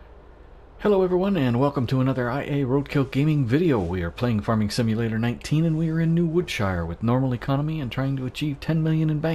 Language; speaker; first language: English; native; English